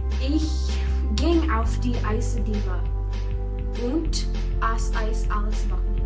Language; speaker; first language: German; non-native, learner; English